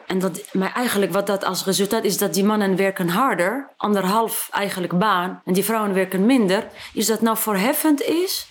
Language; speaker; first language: Dutch; non-native, fluent; Arabic